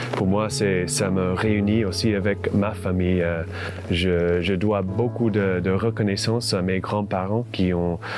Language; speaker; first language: French; non-native, fluent; English